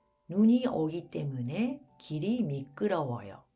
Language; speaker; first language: Korean; early bilingual, heritage; Japanese